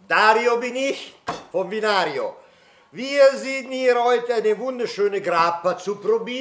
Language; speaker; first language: German; non-native, fluent; Italian